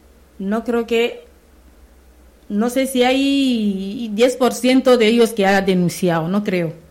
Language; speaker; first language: Spanish; non-native, learner; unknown